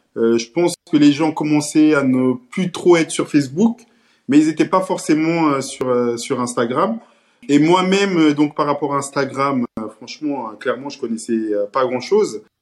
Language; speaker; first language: French; early bilingual, other home language; Kabuverdianu